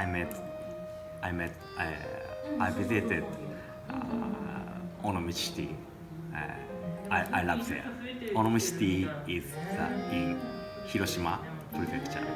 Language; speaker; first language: English; non-native, learner; Japanese